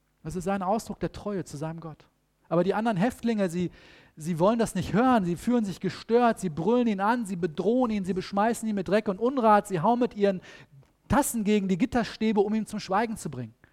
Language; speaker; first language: German; native; German